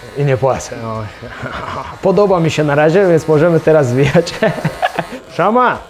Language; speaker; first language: Polish; non-native, fluent; Chechen